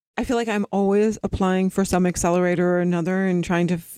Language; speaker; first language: English; native; English